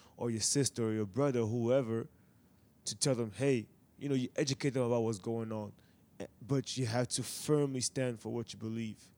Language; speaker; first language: English; native; English